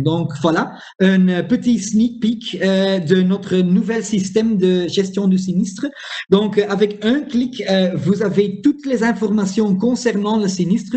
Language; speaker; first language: French; non-native, local second language; Dutch